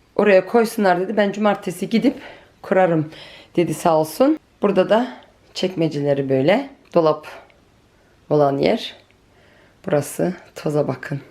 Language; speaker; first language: Turkish; early bilingual, heritage; Turkish